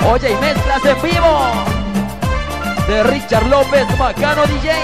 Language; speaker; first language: Spanish; native; Spanish